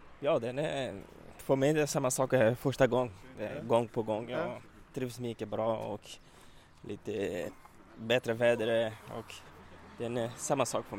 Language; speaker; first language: Swedish; non-native, learner; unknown